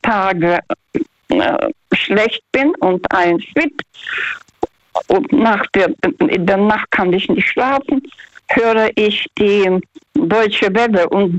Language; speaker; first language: German; early bilingual, heritage; Russian